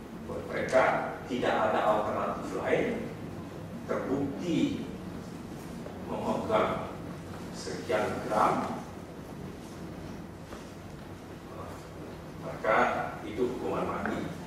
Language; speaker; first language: Indonesian; native; Indonesian